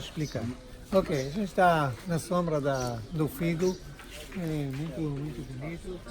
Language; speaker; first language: Portuguese; non-native, learner; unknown